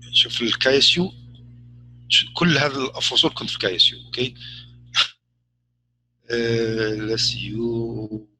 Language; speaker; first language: Arabic; native; Arabic